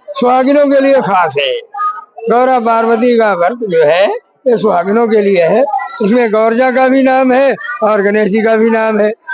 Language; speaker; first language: Hindi; non-native, local second language; Punjabi